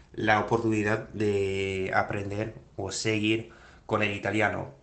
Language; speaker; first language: Spanish; non-native, fluent; English